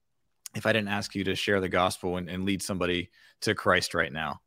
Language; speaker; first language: English; native; English